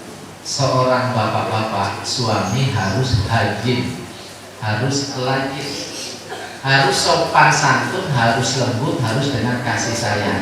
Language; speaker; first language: Indonesian; non-native, local second language; Javanese